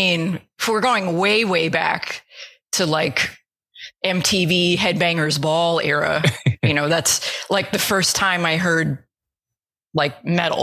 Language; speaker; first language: English; native; English